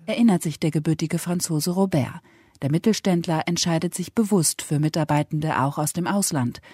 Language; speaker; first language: German; native; German